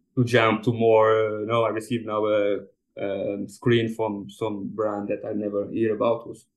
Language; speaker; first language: English; non-native, fluent; Portuguese